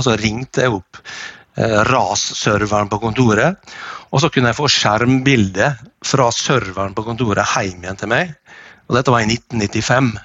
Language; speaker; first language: Norwegian; native; Norwegian